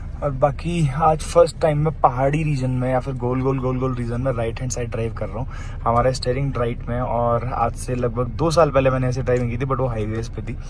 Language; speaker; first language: Hindi; native; Hindi